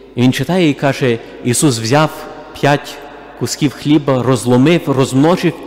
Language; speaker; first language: Ukrainian; native; Ukrainian